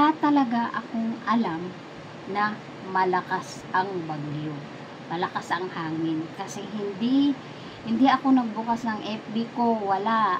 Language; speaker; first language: Filipino; non-native, local second language; Cebuano